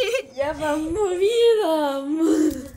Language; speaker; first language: Russian; non-native, local second language; Polish